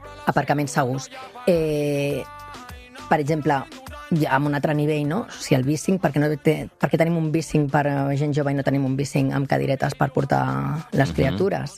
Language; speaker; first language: Catalan; native; Catalan